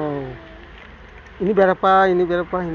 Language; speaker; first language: Indonesian; non-native, learner; Bangla